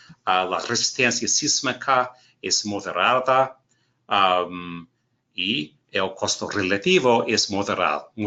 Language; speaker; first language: Spanish; non-native, learner; English